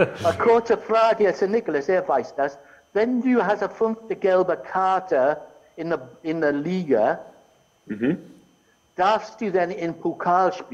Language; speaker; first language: German; non-native, fluent; English